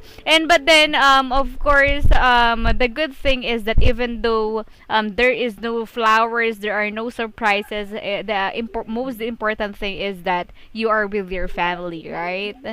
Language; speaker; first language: English; non-native, fluent; Filipino